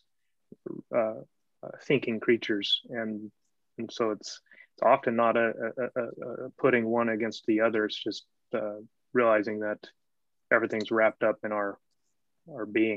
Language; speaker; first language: English; native; English